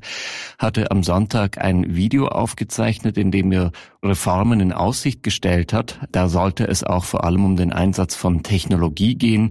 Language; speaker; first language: German; native; German